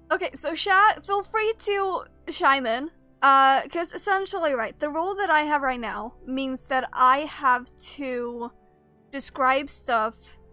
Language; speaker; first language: English; non-native, fluent; Swedish